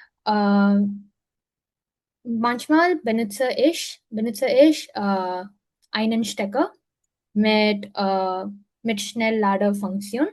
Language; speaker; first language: German; non-native, learner; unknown